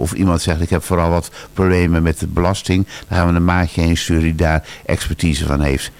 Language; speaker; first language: Dutch; native; Dutch